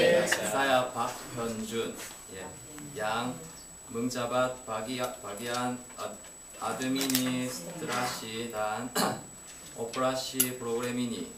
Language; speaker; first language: Indonesian; non-native, learner; Korean